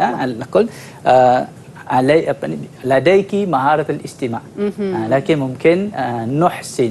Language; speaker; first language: Arabic; non-native, fluent; Malay